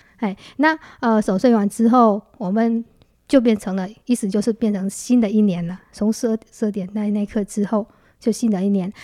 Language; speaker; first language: Chinese; non-native, fluent; Vietnamese